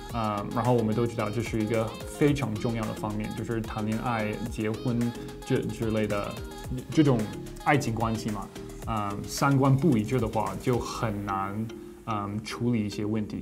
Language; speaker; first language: Chinese; non-native, fluent; English